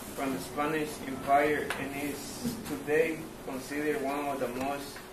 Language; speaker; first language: English; non-native, learner; Spanish